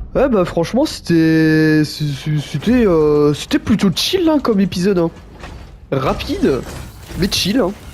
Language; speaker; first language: French; native; French